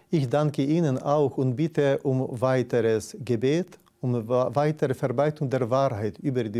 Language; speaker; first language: German; non-native, fluent; Ukrainian